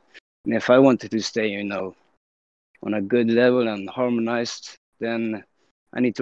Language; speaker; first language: English; non-native, fluent; Swedish